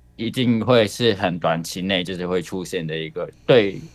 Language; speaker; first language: Chinese; non-native, local second language; Cantonese